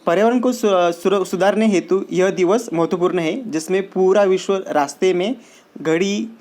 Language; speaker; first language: Hindi; non-native, local second language; Marathi